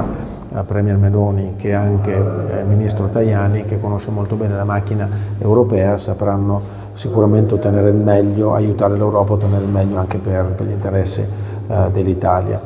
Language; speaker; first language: Italian; native; Italian